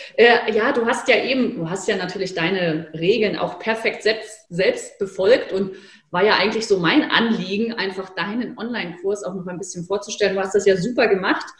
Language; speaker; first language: German; native; German